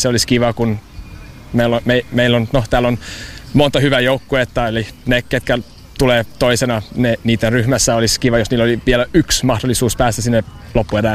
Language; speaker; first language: Finnish; non-native, fluent; English